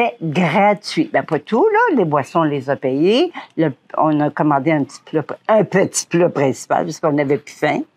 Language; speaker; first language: French; native; French